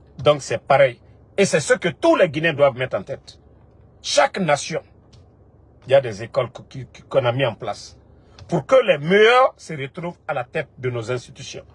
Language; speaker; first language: French; non-native, local second language; Mandingo